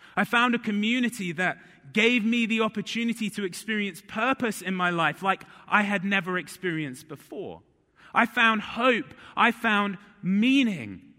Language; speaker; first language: English; native; English